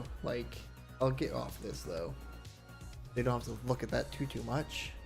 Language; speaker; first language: English; native; English